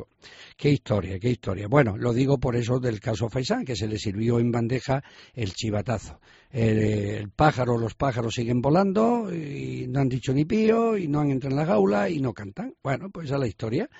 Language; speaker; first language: Spanish; native; Spanish